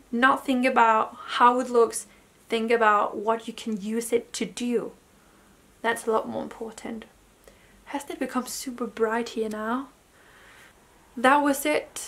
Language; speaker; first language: English; non-native, fluent; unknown